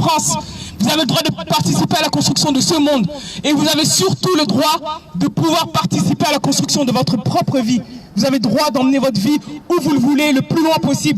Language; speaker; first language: French; native; French